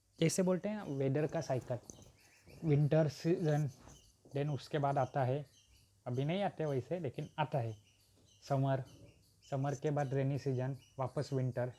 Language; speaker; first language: Hindi; non-native, local second language; Marathi